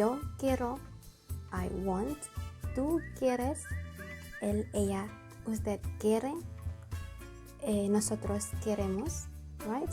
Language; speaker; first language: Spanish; non-native, learner; Indonesian